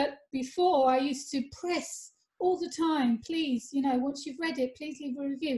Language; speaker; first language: English; native; English